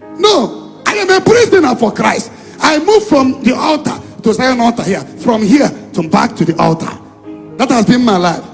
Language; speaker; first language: English; non-native, local second language; Igbo